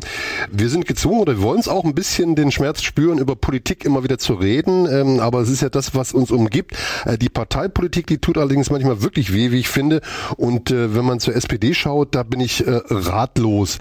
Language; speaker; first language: German; native; German